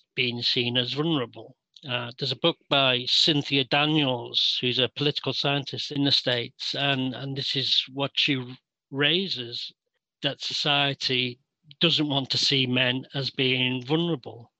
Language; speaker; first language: English; native; English